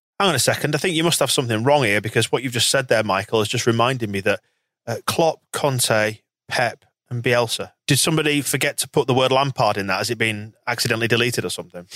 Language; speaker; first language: English; native; English